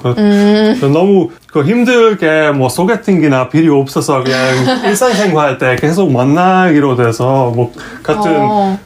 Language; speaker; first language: Korean; non-native, fluent; Hungarian